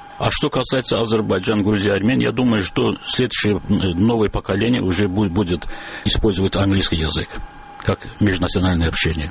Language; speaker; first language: Russian; non-native, local second language; Azerbaijani